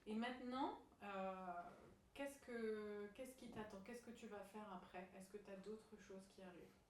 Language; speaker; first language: French; native; French